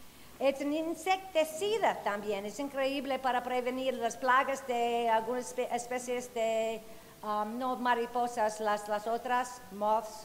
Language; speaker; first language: Spanish; non-native, fluent; English